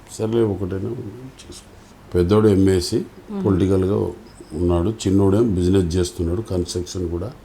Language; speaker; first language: Telugu; non-native, local second language; Lambadi